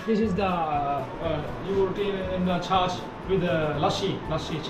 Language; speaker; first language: English; non-native, local second language; Hindi